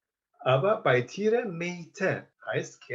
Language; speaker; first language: German; non-native, fluent; Turkish